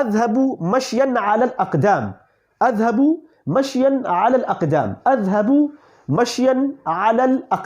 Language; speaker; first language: Arabic; non-native, fluent; Urdu